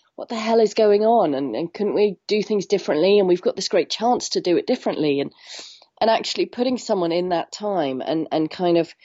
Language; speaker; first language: English; native; English